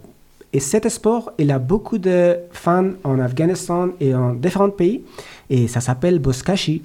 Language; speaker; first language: French; non-native, learner; Persian